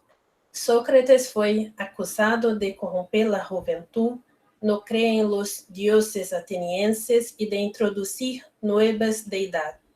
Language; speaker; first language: Spanish; non-native, learner; Portuguese